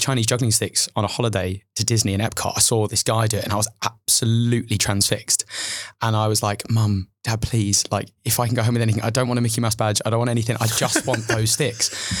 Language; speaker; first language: English; native; English